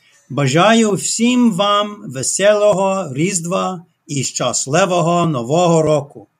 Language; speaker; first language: Ukrainian; non-native, learner; English